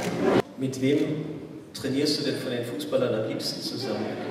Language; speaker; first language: German; native; German